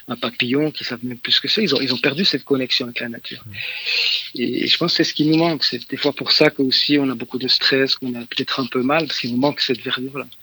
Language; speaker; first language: French; native; French